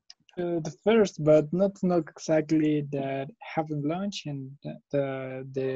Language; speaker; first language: English; non-native, learner; Spanish